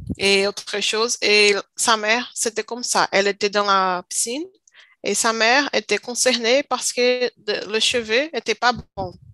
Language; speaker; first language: French; non-native, learner; Portuguese